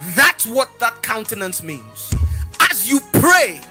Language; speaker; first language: English; non-native, local second language; Yoruba